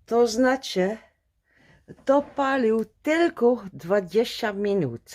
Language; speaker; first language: Polish; non-native, learner; Dutch